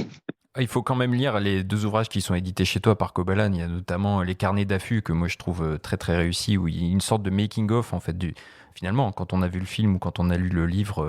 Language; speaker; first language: French; native; French